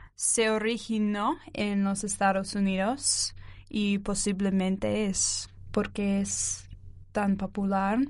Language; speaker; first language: Spanish; non-native, learner; English